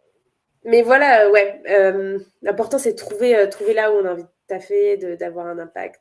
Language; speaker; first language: French; native; French